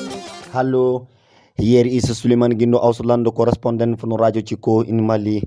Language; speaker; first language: German; non-native, learner; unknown